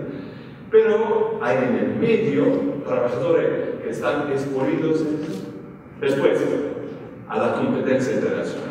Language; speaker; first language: Spanish; non-native, fluent; Italian